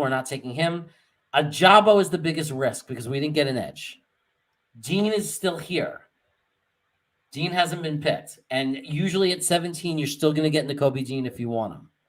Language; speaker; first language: English; native; English